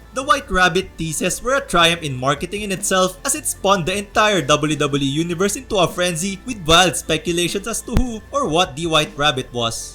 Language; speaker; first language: English; native; English